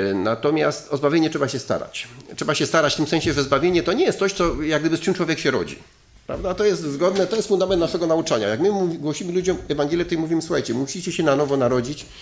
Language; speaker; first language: Polish; native; Polish